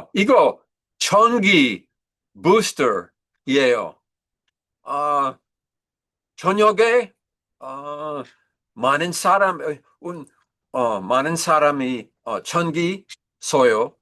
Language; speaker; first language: Korean; non-native, learner; English